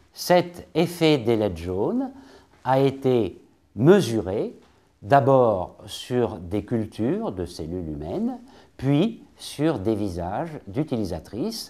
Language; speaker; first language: French; native; French